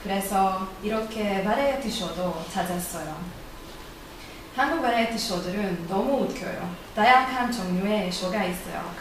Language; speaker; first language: Korean; non-native, learner; Hungarian